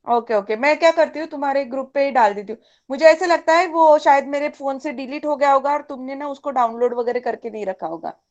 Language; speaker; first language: Hindi; non-native, local second language; Marathi